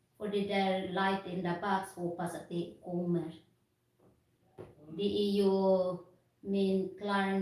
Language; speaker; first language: Swedish; non-native, fluent; Filipino